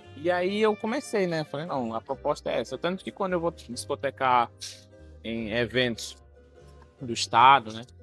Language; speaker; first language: Portuguese; non-native, local second language; Kabuverdianu